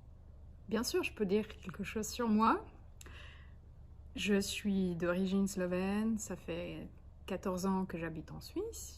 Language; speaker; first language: French; non-native, fluent; Slovenian